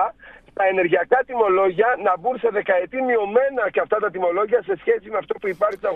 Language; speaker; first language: Greek; native; Greek